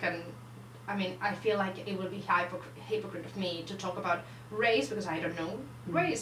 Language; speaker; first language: English; non-native, fluent; Spanish